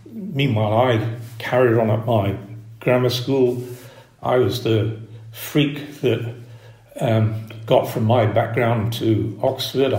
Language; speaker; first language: English; native; English